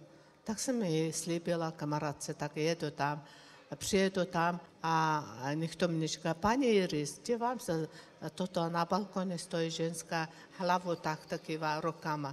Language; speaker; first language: Czech; non-native, learner; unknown